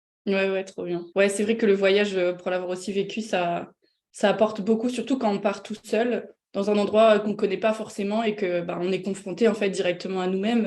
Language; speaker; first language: French; native; French